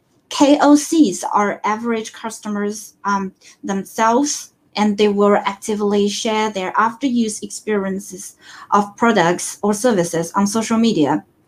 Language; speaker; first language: English; non-native, fluent; Chinese